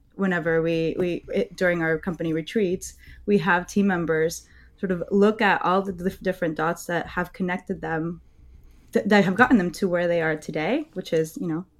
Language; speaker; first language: English; early bilingual, other home language; Spanish